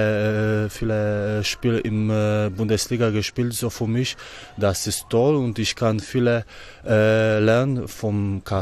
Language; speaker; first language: German; non-native, learner; Polish